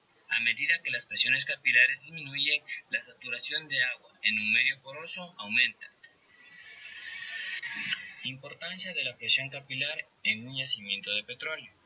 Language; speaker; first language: Spanish; native; Spanish